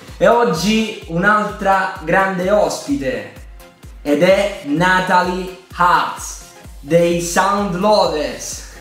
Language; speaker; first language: Italian; native; Italian